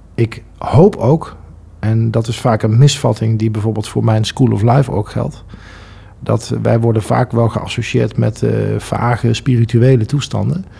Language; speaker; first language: Dutch; native; Dutch